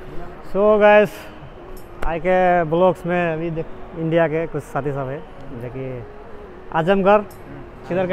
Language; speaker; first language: Hindi; non-native, local second language; Maithili